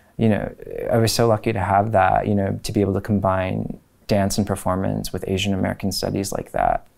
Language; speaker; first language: English; native; English